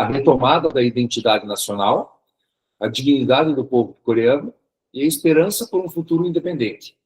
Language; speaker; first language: Portuguese; early bilingual, other home language; Korean